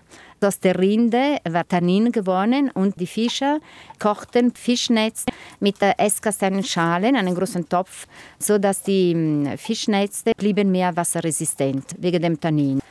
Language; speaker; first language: German; non-native, fluent; Italian